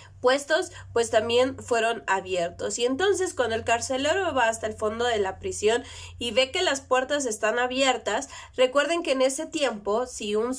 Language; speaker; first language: Spanish; native; Spanish